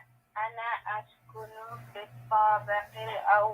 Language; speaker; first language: Arabic; non-native, learner; English